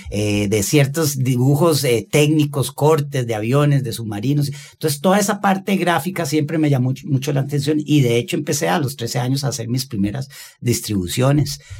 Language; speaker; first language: Spanish; native; Spanish